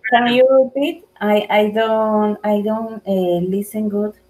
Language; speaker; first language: English; non-native, learner; Spanish